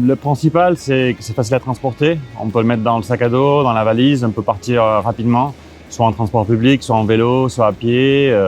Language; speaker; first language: French; non-native, fluent; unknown